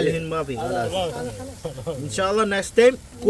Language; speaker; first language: Arabic; non-native, learner; Hindi